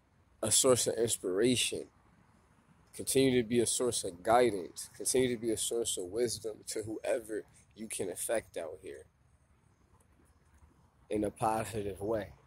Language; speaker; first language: English; native; English